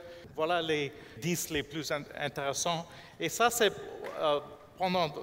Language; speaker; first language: French; non-native, fluent; English